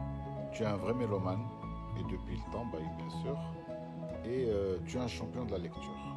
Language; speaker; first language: French; non-native, local second language; Arabic